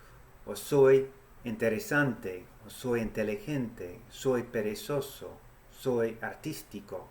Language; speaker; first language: Spanish; non-native, fluent; English